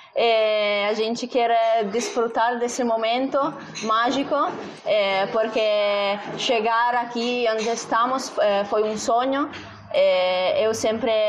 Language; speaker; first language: Portuguese; non-native, fluent; Italian